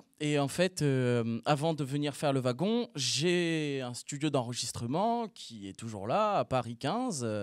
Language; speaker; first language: French; native; French